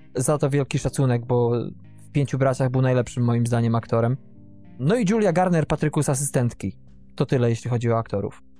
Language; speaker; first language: Polish; native; Polish